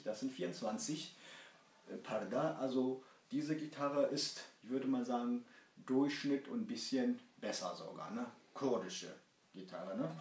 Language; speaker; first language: German; early bilingual, other home language; Kurdish